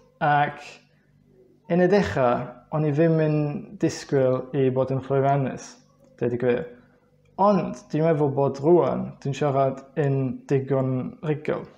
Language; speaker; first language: Welsh; non-native, learner; German